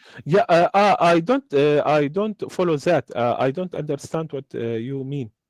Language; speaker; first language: English; non-native, learner; Arabic